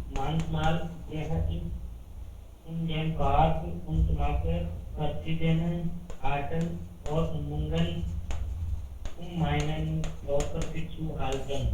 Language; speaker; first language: German; non-native, learner; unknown